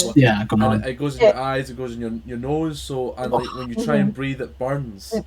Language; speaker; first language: English; native; English